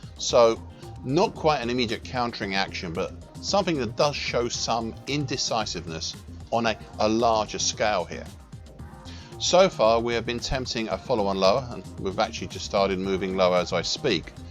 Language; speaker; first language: English; native; English